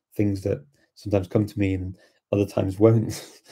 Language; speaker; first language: English; native; English